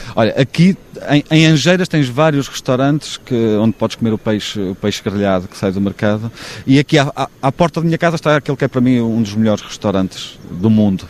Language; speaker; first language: Portuguese; native; Portuguese